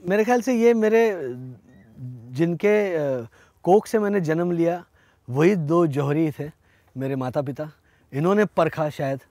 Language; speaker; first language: Hindi; non-native, local second language; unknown